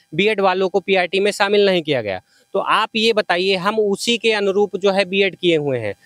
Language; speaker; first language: Hindi; native; Hindi